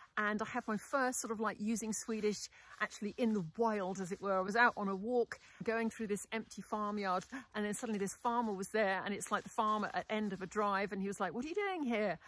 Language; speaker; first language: English; native; English